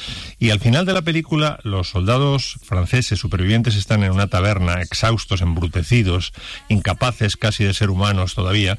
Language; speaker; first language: Spanish; native; Spanish